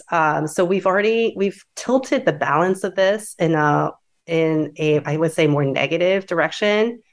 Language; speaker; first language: English; native; English